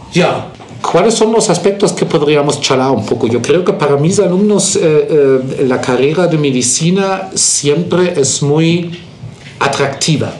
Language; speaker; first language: Spanish; non-native, fluent; German